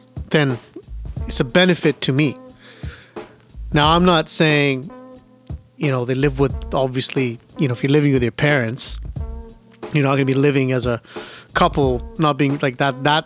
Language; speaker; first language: English; early bilingual, other home language; Punjabi